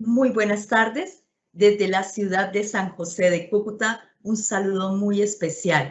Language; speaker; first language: Spanish; native; Spanish